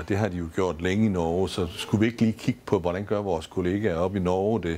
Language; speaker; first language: Danish; native; Danish